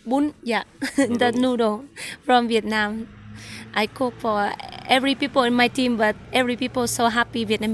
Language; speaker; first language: English; non-native, learner; Vietnamese